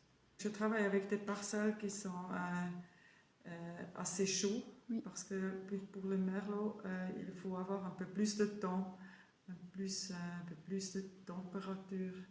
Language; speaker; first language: French; non-native, learner; German